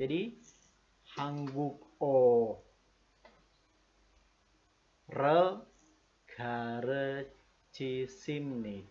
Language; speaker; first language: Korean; non-native, fluent; Indonesian